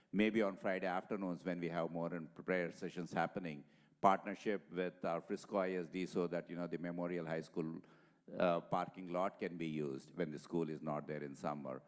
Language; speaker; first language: English; non-native, local second language; Telugu